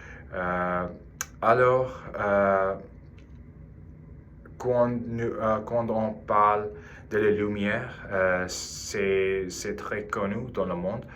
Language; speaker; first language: French; non-native, learner; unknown